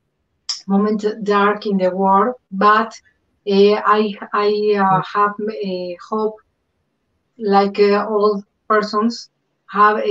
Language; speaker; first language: English; non-native, learner; Spanish